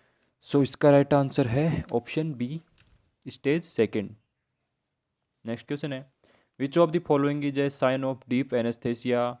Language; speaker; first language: Hindi; native; Hindi